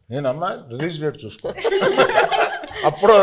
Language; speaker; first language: Telugu; native; Telugu